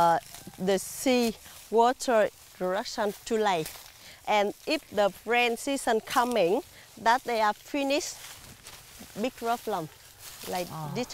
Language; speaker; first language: English; non-native, learner; Vietnamese